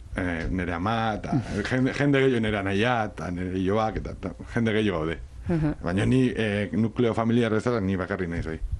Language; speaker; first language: Basque; native; Basque